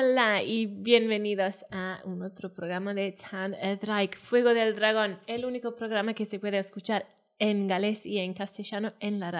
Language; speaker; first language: Spanish; non-native, fluent; Welsh